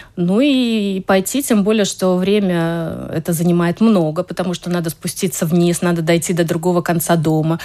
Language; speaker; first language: Russian; native; Russian